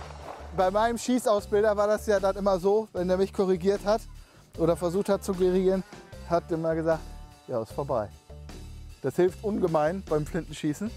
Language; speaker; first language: German; native; German